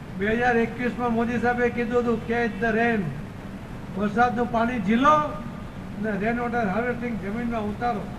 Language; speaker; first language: Gujarati; non-native, local second language; Marathi